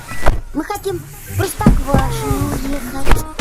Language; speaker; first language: Russian; native; Russian